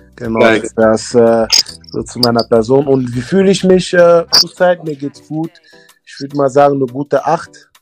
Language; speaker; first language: German; early bilingual, other home language; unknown